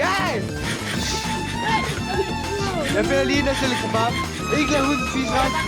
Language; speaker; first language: Danish; native; Danish